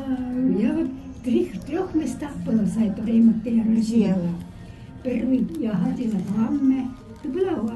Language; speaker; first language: Russian; non-native, fluent; Estonian